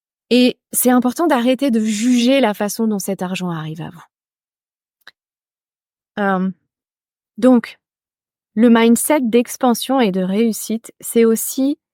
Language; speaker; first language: French; native; French